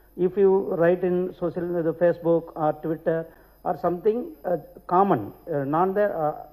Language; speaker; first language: English; non-native, local second language; Tamil